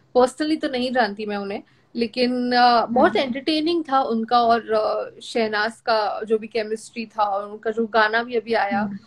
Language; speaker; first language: Hindi; non-native, local second language; Gujarati